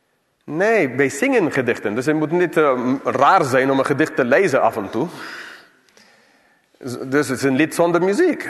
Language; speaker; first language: Dutch; non-native, fluent; English